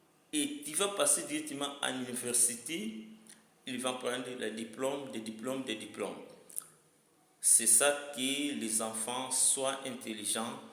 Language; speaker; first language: French; non-native, learner; Lingala